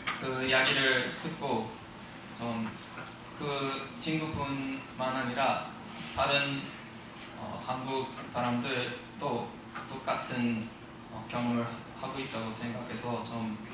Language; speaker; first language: Korean; non-native, fluent; English